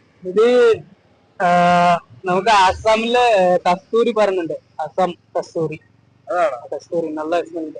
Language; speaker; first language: Malayalam; non-native, learner; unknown